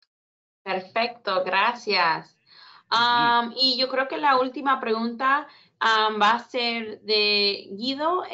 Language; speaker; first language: Spanish; early bilingual, heritage; Spanish